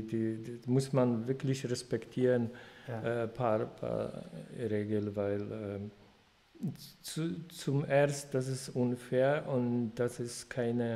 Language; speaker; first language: German; non-native, fluent; Polish